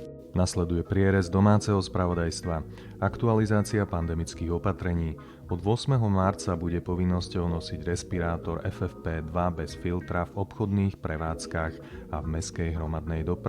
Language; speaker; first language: Slovak; native; Slovak